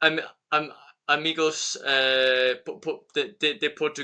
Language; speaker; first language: Portuguese; non-native, learner; English